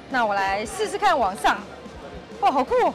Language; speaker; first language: Chinese; native; Chinese